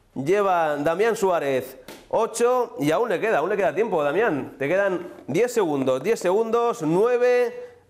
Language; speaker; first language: Spanish; native; Spanish